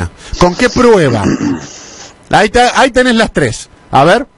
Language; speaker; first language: Spanish; native; Spanish